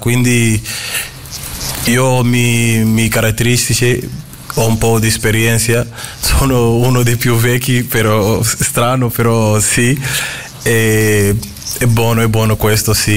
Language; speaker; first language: Italian; non-native, learner; Portuguese